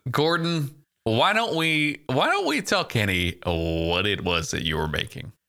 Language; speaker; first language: English; native; English